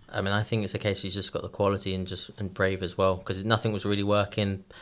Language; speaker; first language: English; native; English